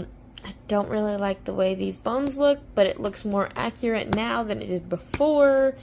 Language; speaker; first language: English; native; English